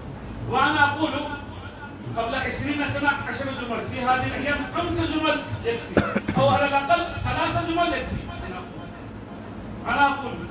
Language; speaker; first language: Arabic; non-native, fluent; Urdu